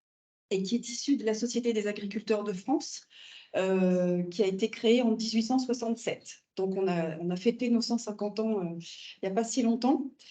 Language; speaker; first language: French; native; French